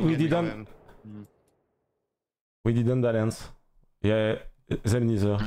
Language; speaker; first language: English; non-native, learner; French